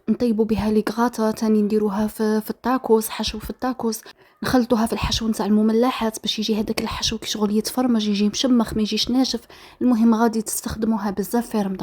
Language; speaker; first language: Arabic; native; Arabic